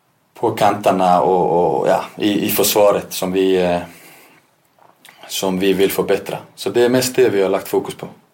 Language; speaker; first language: Swedish; non-native, fluent; Icelandic